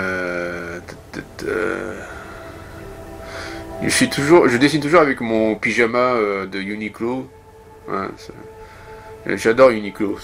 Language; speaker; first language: French; non-native, fluent; Japanese